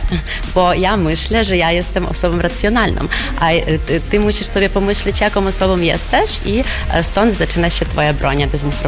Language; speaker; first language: Polish; non-native, fluent; Ukrainian